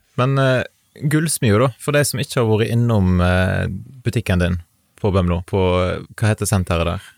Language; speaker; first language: Norwegian; native; Norwegian